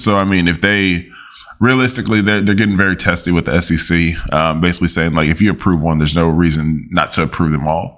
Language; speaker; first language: English; native; English